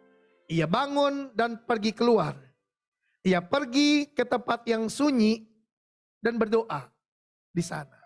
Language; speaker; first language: Indonesian; native; Indonesian